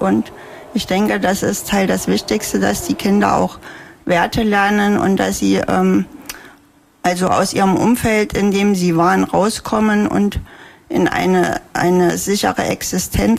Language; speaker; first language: German; native; German